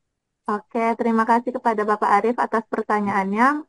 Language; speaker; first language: Indonesian; native; Indonesian